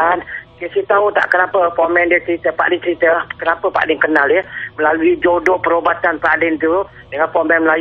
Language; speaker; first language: Malay; native; Malay